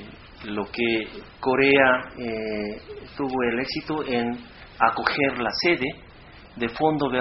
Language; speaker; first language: Spanish; non-native, fluent; Korean